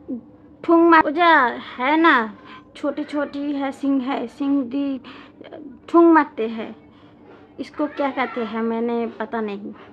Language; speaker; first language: Hindi; non-native, learner; Bangla